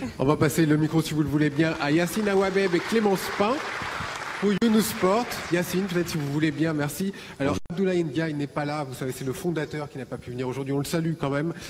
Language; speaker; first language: French; native; French